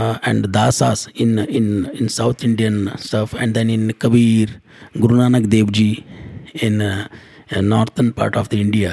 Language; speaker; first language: English; non-native, local second language; Kannada